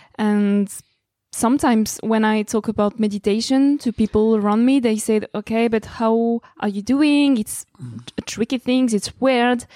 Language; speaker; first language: English; non-native, fluent; French